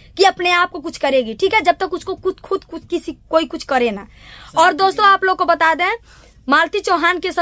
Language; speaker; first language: Hindi; native; Hindi